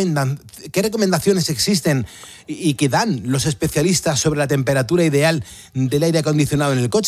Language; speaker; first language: Spanish; native; Spanish